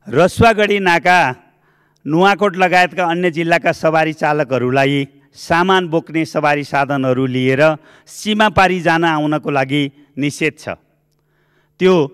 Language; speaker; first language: Nepali; native; Nepali